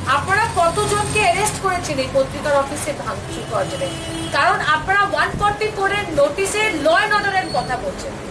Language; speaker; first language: Bangla; native; Bangla